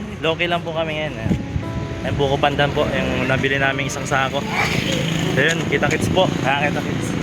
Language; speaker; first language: Filipino; non-native, local second language; Hiligaynon